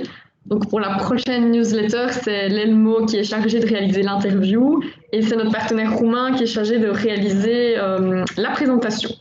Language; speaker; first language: French; native; French